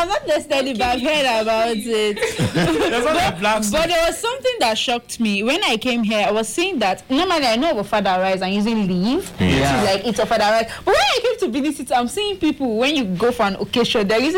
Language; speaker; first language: English; non-native, local second language; Igbo